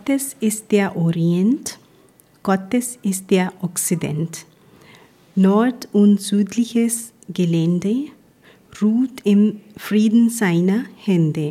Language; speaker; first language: German; non-native, fluent; Punjabi